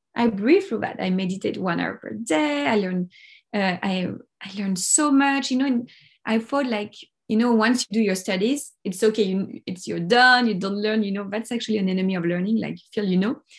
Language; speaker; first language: English; non-native, fluent; French